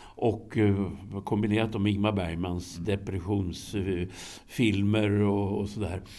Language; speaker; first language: Swedish; native; Swedish